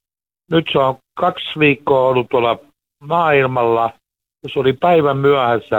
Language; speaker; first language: Finnish; native; Finnish